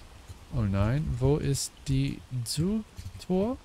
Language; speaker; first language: German; non-native, learner; English